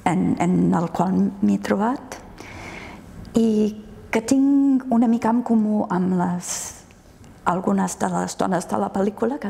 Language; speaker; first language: Catalan; non-native, fluent; English